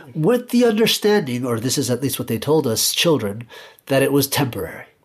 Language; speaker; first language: English; early bilingual, other home language; Spanish